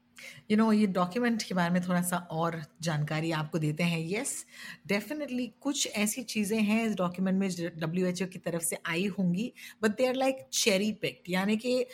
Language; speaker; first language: Hindi; native; Hindi